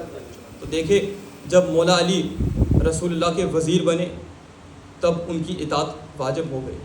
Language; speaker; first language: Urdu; early bilingual, heritage; Urdu